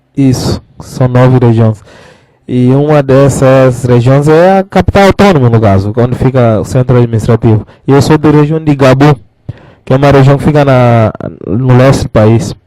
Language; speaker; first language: Portuguese; non-native, local second language; Fula